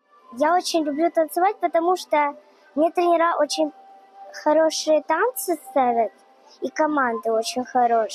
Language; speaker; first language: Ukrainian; non-native, local second language; Russian